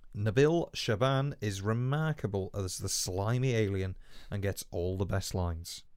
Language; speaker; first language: English; non-native, local second language; Welsh